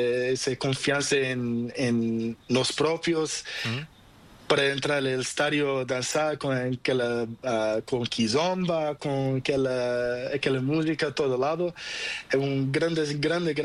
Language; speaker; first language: Spanish; non-native, learner; Portuguese